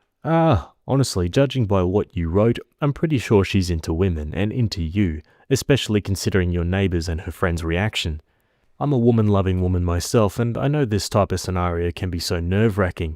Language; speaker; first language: English; native; English